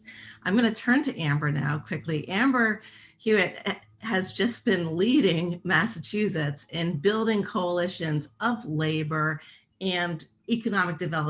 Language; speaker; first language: English; native; English